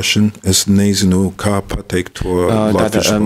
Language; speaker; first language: Latvian; non-native, fluent; English